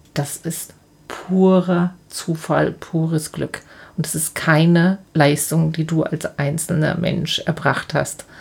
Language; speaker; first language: German; native; German